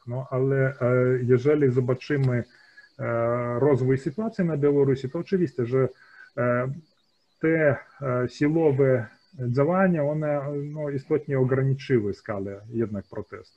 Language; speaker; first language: Polish; early bilingual, heritage; Polish